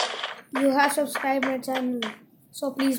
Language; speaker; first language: English; non-native, learner; Hindi